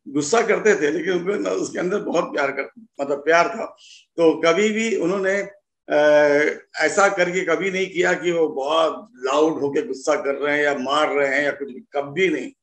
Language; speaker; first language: Hindi; native; Hindi